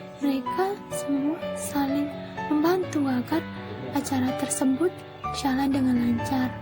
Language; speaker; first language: Indonesian; non-native, local second language; Sasak